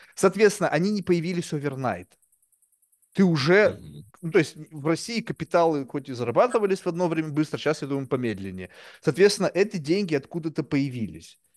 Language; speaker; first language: Russian; native; Russian